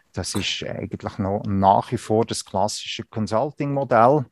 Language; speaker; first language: German; native; German